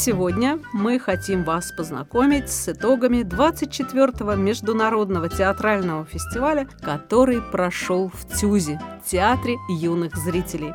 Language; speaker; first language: Russian; native; Russian